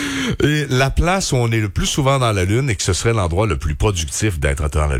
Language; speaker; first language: French; native; French